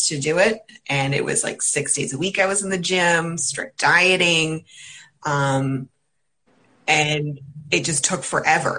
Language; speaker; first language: English; native; English